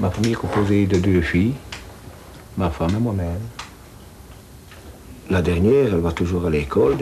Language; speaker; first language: French; native; French